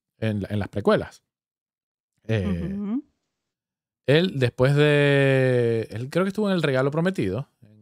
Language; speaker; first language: Spanish; native; Spanish